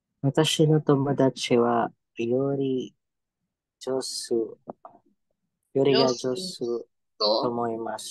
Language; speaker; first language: Japanese; non-native, learner; Filipino